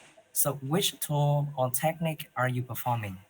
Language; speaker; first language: English; non-native, learner; Vietnamese